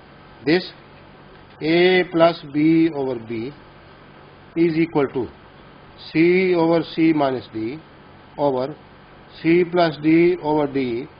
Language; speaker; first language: English; non-native, local second language; Urdu